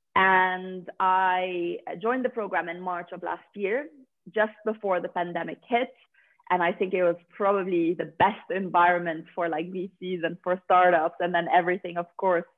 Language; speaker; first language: English; non-native, fluent; Arabic